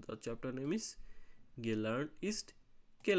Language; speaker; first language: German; non-native, learner; Hindi